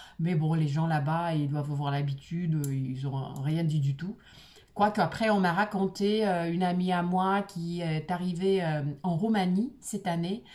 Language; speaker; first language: French; non-native, fluent; Russian